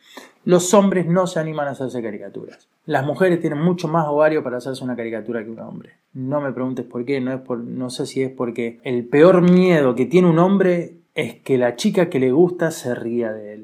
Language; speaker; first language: Spanish; native; Spanish